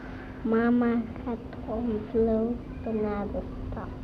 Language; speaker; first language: Dutch; early bilingual, other home language; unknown